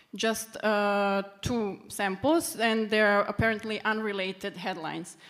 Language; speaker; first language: English; non-native, fluent; Serbian